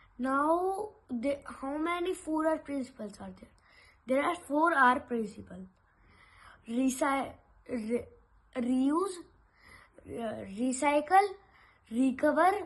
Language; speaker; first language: English; non-native, local second language; Hindi